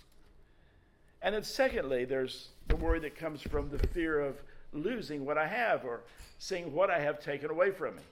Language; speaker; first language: English; native; English